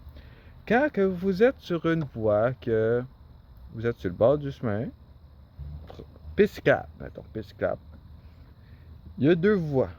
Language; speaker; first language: French; native; French